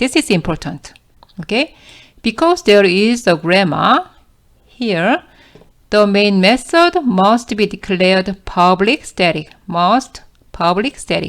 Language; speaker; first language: English; non-native, fluent; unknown